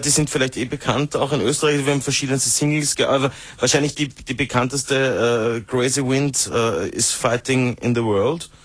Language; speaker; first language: German; native; German